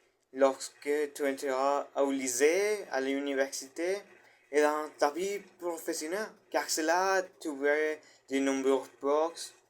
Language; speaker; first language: French; non-native, learner; Spanish